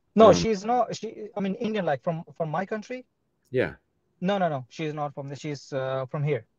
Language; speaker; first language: English; non-native, fluent; Arabic